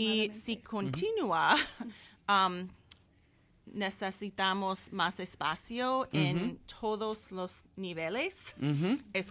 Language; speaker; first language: Spanish; non-native, fluent; English